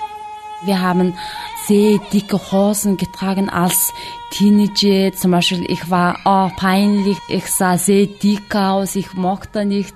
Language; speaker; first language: German; non-native, fluent; Mongolian